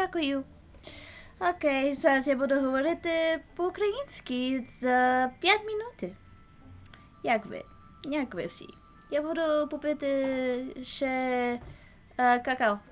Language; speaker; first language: Ukrainian; early bilingual, heritage; English